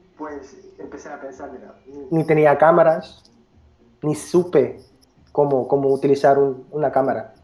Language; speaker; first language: Spanish; non-native, fluent; Filipino